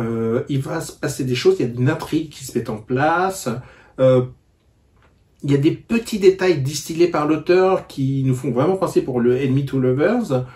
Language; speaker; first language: French; native; French